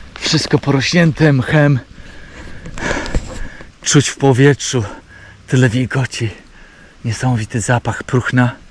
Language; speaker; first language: Polish; native; Polish